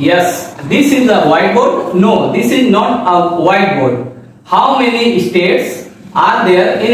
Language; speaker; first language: English; non-native, local second language; Hindi